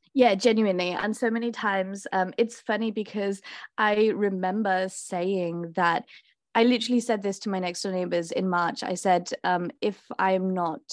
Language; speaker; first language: English; native; English